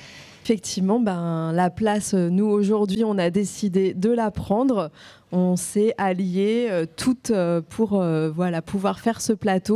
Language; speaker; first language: French; native; French